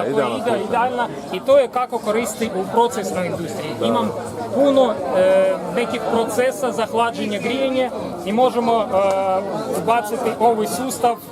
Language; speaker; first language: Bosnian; non-native, learner; Ukrainian